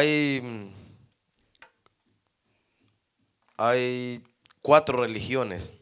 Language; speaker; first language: Spanish; native; Spanish